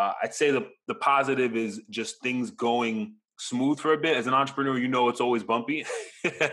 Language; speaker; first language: English; native; English